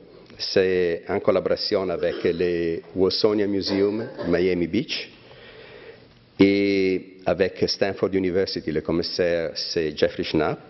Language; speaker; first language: French; non-native, fluent; Italian